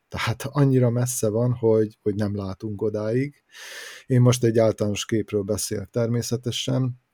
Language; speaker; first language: Hungarian; native; Hungarian